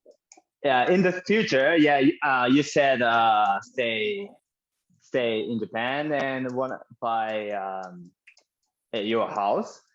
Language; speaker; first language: English; non-native, learner; Japanese